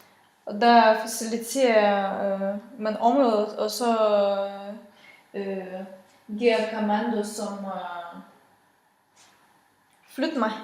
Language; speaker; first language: Danish; non-native, fluent; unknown